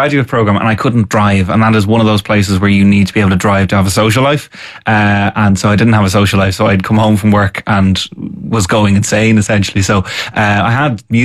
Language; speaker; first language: English; native; English